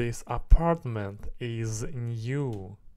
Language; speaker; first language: English; non-native, learner; Russian